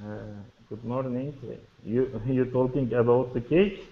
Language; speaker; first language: English; non-native, learner; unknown